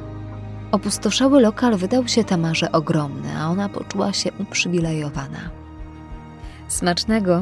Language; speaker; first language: Polish; native; Polish